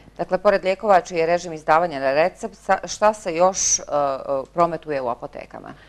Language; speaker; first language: Bosnian; native; Bosnian